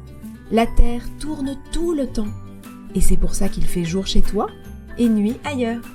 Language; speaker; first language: French; native; French